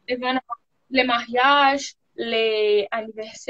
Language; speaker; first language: French; non-native, learner; Portuguese